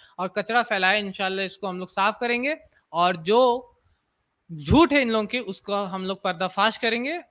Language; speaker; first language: Hindi; native; Hindi